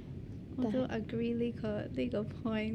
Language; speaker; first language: Cantonese; early bilingual, other home language; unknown